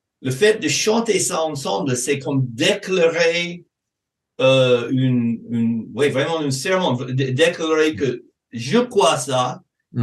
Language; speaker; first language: French; non-native, fluent; English